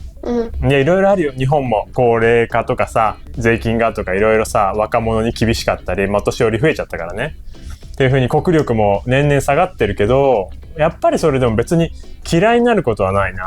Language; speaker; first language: Japanese; native; Japanese